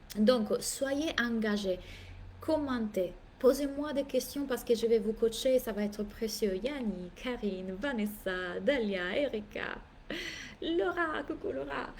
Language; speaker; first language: French; non-native, fluent; Italian